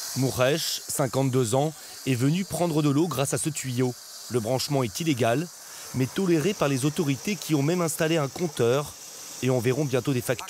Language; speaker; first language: French; native; French